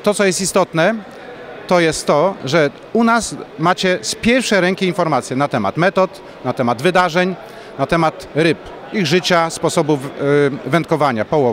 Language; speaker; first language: Polish; native; Polish